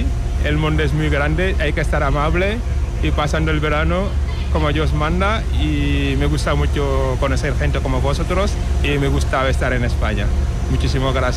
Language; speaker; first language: Spanish; non-native, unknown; Wolof